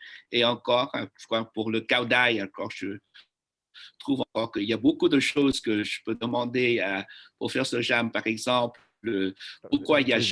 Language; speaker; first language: French; non-native, fluent; Vietnamese